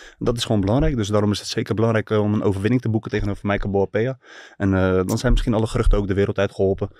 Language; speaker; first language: Dutch; early bilingual, other home language; Turkish